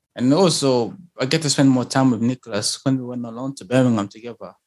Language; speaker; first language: English; early bilingual, other home language; Lingala